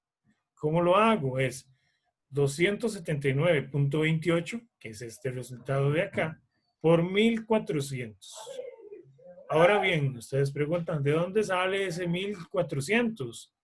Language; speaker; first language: Spanish; native; Spanish